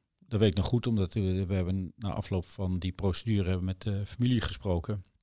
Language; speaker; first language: Dutch; native; Dutch